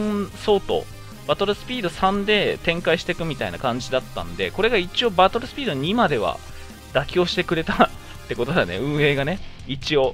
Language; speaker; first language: Japanese; native; Japanese